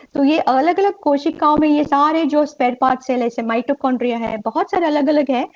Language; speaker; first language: Hindi; non-native, local second language; Gujarati